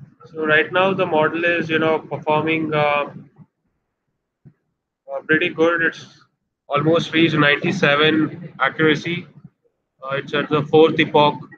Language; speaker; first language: English; non-native, local second language; Hindi